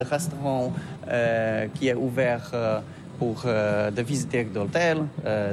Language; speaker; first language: French; non-native, fluent; Polish